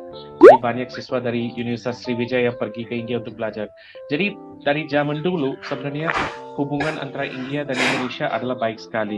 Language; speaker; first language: Indonesian; non-native, fluent; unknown